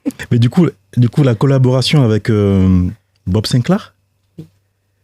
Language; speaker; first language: French; native; French